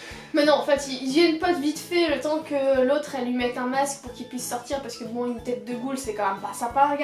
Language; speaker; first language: French; native; French